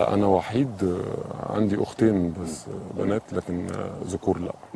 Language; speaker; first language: Arabic; native; Arabic